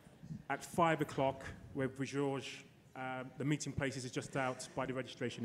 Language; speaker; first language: English; native; English